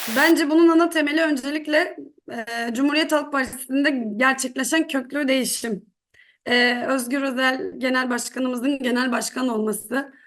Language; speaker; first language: Turkish; native; Turkish